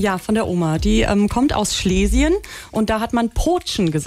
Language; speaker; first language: German; native; German